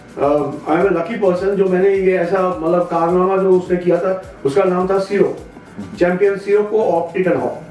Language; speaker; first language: Hindi; non-native, local second language; Bangla